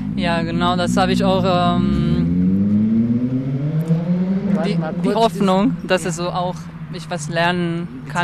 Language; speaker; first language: German; non-native, fluent; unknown